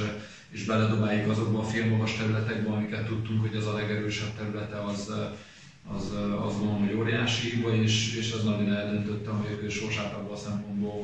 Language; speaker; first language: Hungarian; native; Hungarian